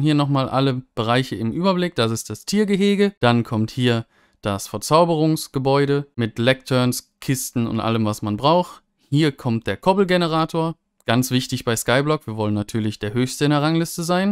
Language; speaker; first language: German; native; German